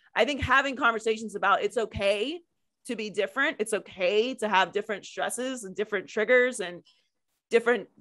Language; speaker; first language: English; native; English